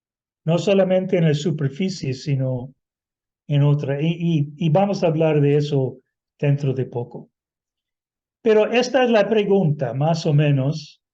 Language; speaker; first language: Spanish; non-native, fluent; English